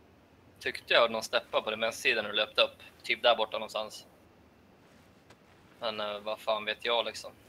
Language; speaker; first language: Swedish; native; Swedish